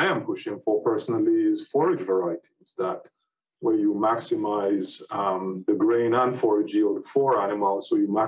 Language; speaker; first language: English; non-native, local second language; Yoruba